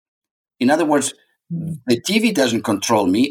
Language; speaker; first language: English; non-native, fluent; Greek